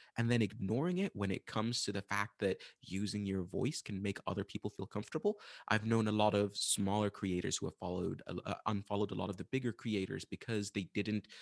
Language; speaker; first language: English; non-native, fluent; Arabic